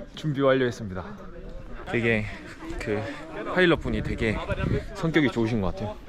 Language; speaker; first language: Korean; native; Korean